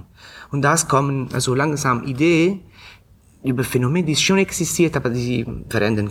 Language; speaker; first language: German; non-native, fluent; Italian